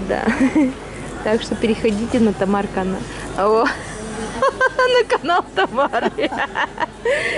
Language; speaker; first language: Russian; native; Russian